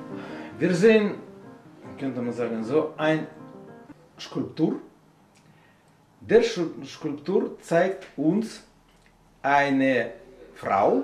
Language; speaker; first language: German; non-native, learner; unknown